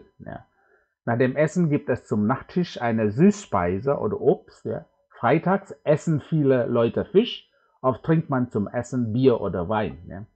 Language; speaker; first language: German; non-native, fluent; Indonesian